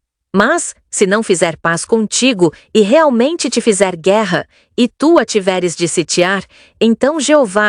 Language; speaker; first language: Portuguese; native; Portuguese